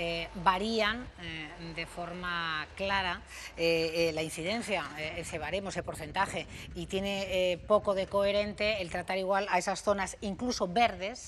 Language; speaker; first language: Spanish; native; Spanish